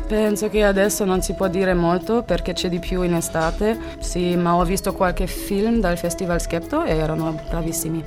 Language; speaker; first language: Italian; non-native, learner; German